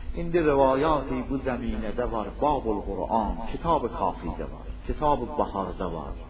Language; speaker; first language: Persian; non-native, local second language; Azerbaijani